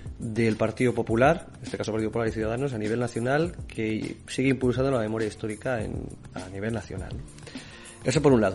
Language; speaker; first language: Spanish; native; Spanish